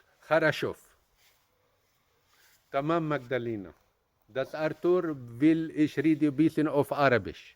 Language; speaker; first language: German; non-native, learner; Arabic